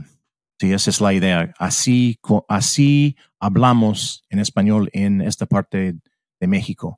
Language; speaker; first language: Spanish; early bilingual, heritage; English